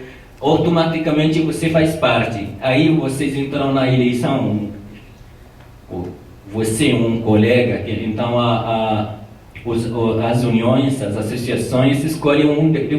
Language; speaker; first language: Portuguese; non-native, fluent; Tamasheq